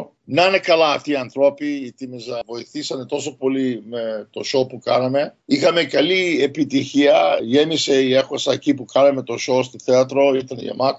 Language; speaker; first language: Greek; early bilingual, heritage; Greek